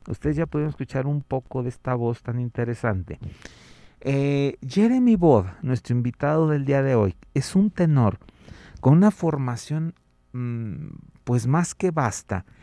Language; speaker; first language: Spanish; native; Spanish